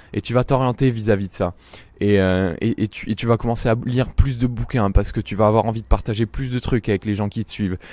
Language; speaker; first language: French; native; French